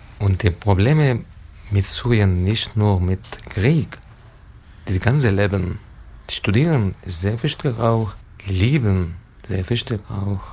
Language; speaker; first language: German; non-native, learner; Arabic